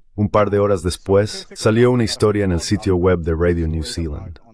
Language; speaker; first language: Spanish; non-native, fluent; English